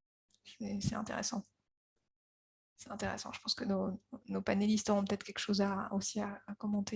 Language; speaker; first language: French; native; French